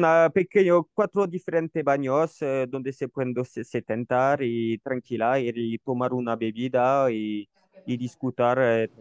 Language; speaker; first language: Spanish; non-native, learner; French